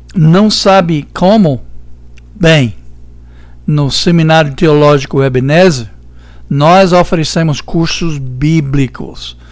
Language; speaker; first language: Portuguese; non-native, fluent; English